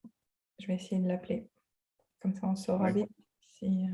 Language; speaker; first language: French; native; French